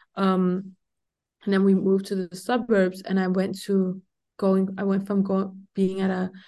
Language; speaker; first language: English; early bilingual, heritage; Danish